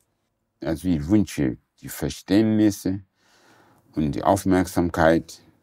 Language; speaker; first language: German; non-native, local second language; Portuguese